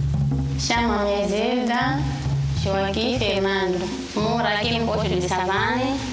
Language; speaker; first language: Portuguese; non-native, local second language; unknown